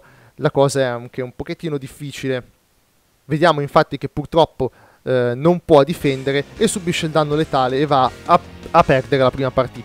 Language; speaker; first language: Italian; native; Italian